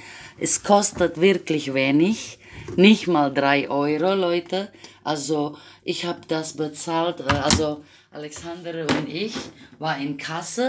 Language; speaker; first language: German; non-native, fluent; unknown